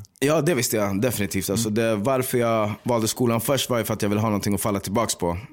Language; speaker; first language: Swedish; native; Swedish